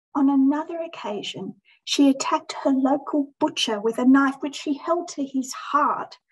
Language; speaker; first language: English; native; English